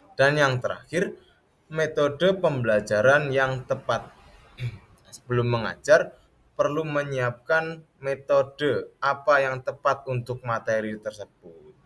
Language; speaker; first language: Indonesian; native; Indonesian